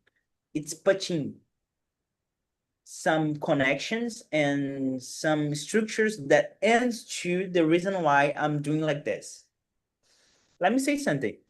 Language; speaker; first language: English; non-native, fluent; Portuguese